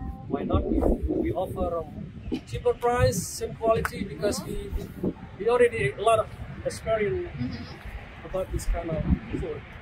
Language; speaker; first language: English; non-native, learner; Indonesian